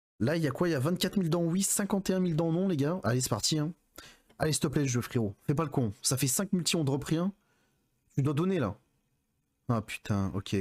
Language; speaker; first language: French; native; French